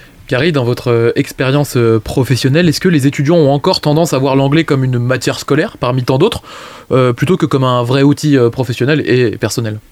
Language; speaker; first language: French; native; French